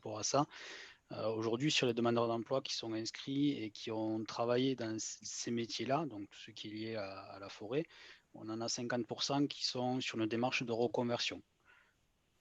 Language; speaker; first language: French; native; French